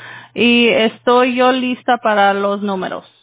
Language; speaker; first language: Spanish; early bilingual, heritage; Spanish